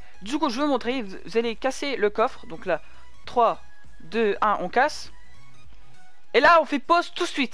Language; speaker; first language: French; native; French